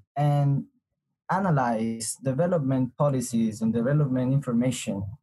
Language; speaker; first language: English; non-native, fluent; Spanish